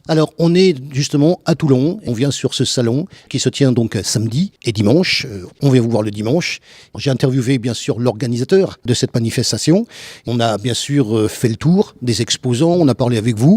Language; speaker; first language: French; native; French